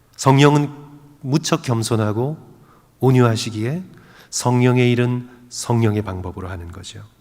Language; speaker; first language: Korean; native; Korean